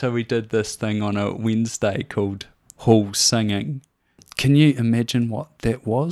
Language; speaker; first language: English; native; English